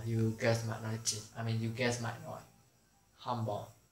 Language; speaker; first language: English; non-native, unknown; Indonesian